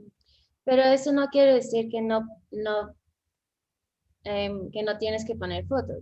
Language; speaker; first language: Spanish; non-native, fluent; English